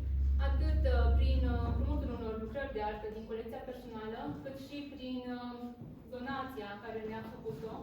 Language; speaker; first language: Romanian; native; Romanian